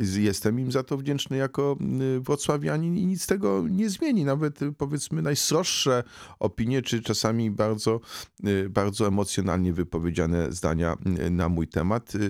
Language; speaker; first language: Polish; native; Polish